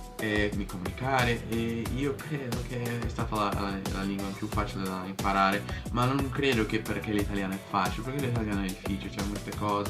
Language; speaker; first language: Italian; early bilingual, heritage; Portuguese